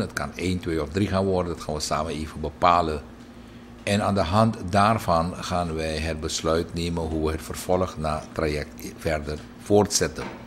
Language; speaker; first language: Dutch; native; Dutch